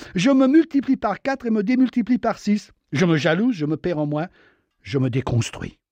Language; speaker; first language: French; native; French